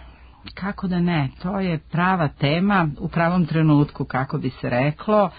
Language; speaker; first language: Serbian; native; Serbian